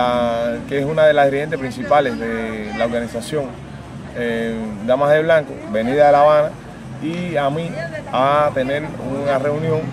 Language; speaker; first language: Spanish; native; Spanish